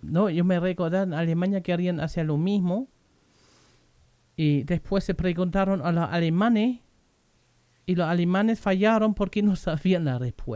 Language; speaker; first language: Spanish; non-native, fluent; German